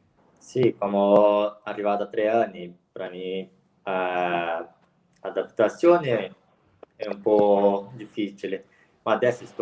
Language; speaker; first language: Italian; non-native, learner; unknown